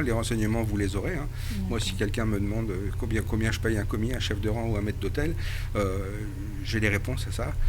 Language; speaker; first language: French; native; French